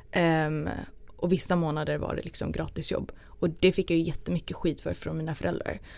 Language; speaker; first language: Swedish; early bilingual, other home language; Turoyo